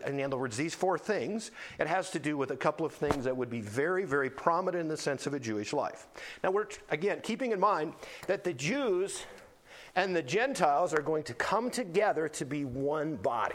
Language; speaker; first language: English; native; English